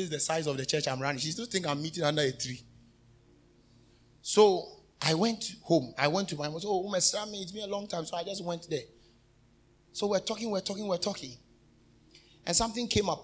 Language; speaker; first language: English; non-native, local second language; Akan